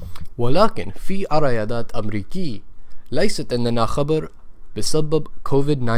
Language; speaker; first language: Arabic; non-native, learner; English